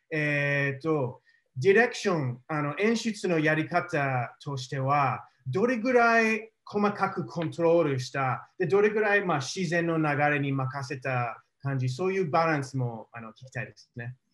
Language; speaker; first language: Japanese; non-native, fluent; English